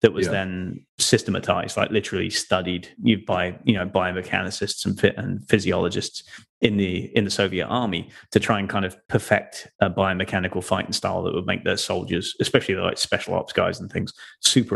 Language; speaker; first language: English; native; English